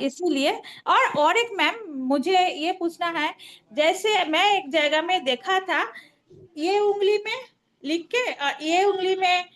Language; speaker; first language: Hindi; non-native, local second language; Bangla